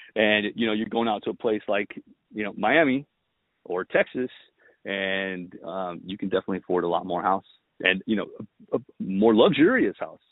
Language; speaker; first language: English; early bilingual, other home language; Romanian